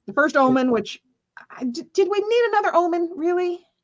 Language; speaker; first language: English; native; English